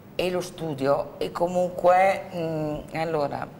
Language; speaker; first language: Italian; native; Italian